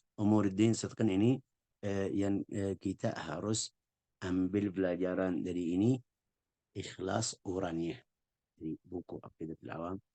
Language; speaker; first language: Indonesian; non-native, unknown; Arabic